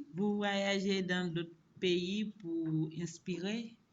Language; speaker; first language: French; non-native, learner; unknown